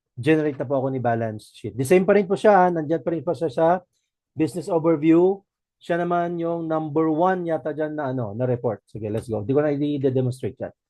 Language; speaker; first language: Filipino; non-native, local second language; Iloko